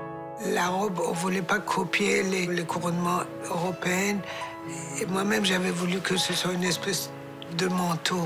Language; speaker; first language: French; non-native, fluent; Persian